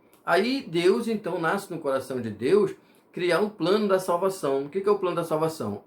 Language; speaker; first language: Portuguese; native; Portuguese